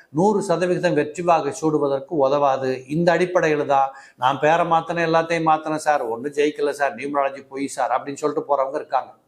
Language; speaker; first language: Tamil; native; Tamil